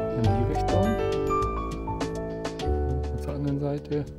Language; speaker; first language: German; native; German